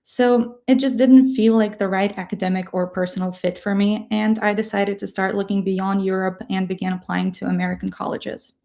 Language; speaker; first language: English; non-native, fluent; Ukrainian